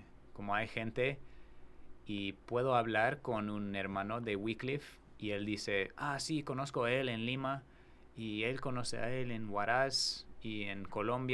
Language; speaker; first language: Spanish; non-native, fluent; English